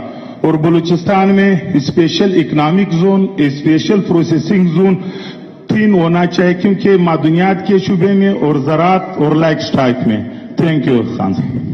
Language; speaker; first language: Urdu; non-native, local second language; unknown